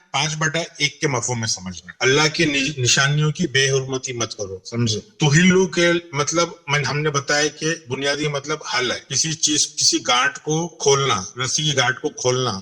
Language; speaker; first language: Urdu; non-native, local second language; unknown